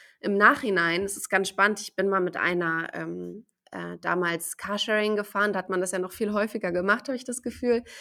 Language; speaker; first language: German; native; German